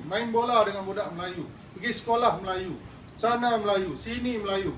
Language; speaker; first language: Malay; non-native, local second language; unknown